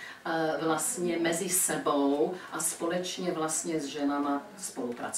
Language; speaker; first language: Czech; early bilingual, heritage; Czech